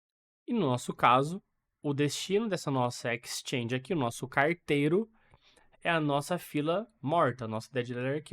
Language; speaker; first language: Portuguese; native; Portuguese